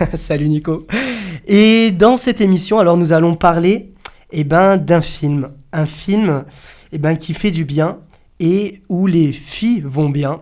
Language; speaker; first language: French; native; French